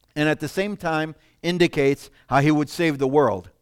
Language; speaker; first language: English; non-native, fluent; Italian